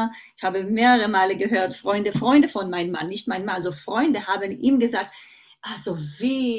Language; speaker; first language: German; non-native, fluent; Hebrew